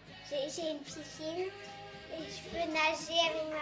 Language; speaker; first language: French; early bilingual, heritage; French